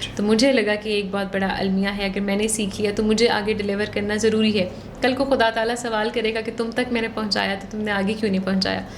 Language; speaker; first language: Urdu; native; Urdu